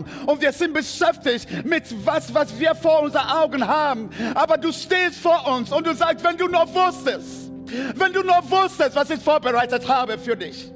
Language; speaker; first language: German; non-native, fluent; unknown